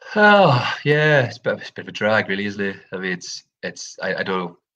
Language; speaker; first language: English; native; English